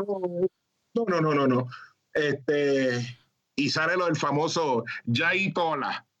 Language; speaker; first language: Spanish; early bilingual, heritage; Spanish